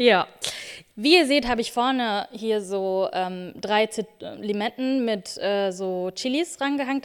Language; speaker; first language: German; native; German